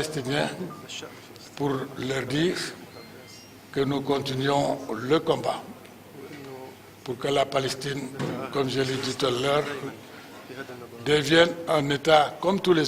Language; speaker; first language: French; non-native, local second language; Wolof